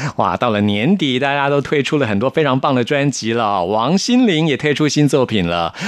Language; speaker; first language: Chinese; native; Chinese